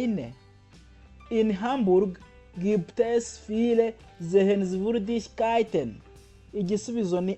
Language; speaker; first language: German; non-native, fluent; Kinyarwanda